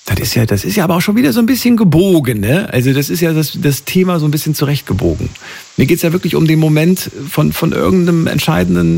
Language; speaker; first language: German; native; German